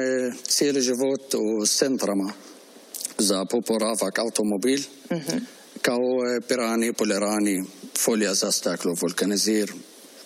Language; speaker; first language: Croatian; non-native, learner; Arabic